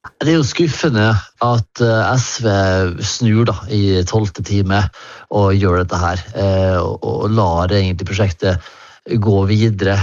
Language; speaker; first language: Norwegian; native; Norwegian